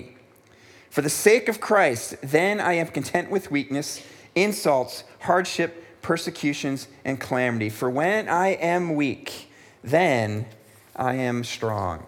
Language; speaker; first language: English; native; English